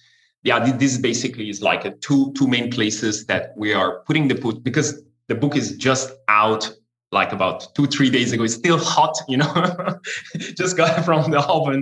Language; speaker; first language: English; non-native, fluent; Persian